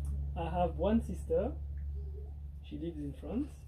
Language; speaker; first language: English; non-native, learner; French